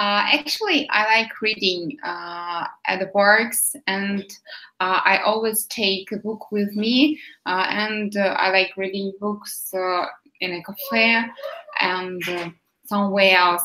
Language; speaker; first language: English; non-native, fluent; Russian